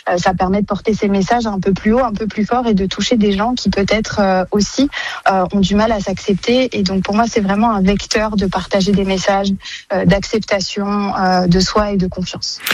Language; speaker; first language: French; native; French